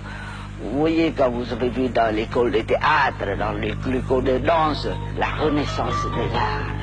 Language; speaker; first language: French; non-native, local second language; Khmer